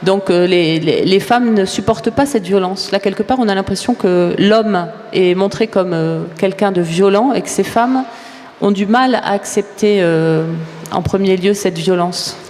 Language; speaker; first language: French; native; French